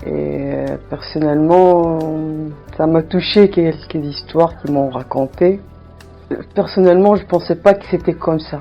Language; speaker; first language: French; non-native, fluent; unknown